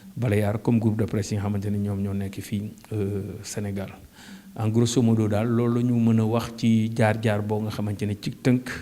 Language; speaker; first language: Wolof; native; Wolof